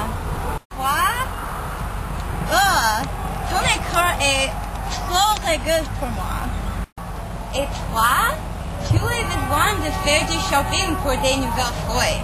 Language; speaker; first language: French; non-native, learner; English